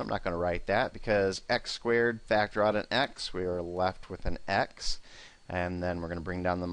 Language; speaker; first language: English; native; English